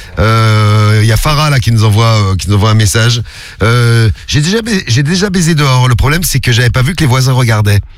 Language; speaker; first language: French; native; French